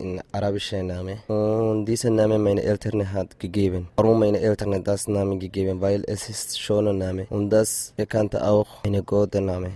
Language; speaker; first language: German; non-native, learner; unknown